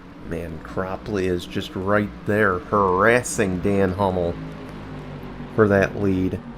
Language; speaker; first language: English; native; English